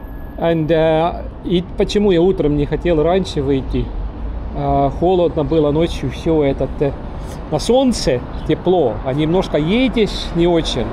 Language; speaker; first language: Russian; non-native, learner; Estonian